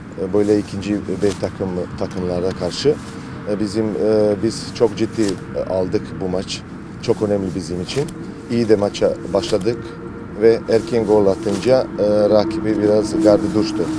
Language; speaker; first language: Turkish; non-native, learner; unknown